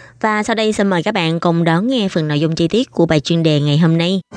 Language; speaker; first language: Vietnamese; native; Vietnamese